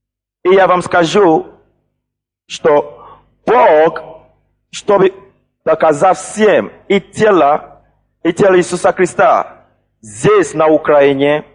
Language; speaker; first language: Russian; non-native, fluent; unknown